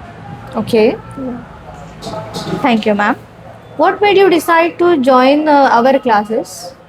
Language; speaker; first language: English; non-native, learner; Marathi